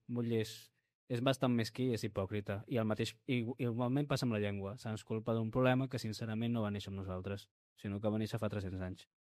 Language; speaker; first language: Catalan; early bilingual, other home language; Spanish